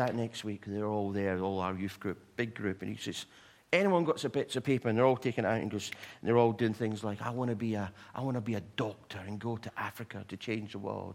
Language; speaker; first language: English; native; English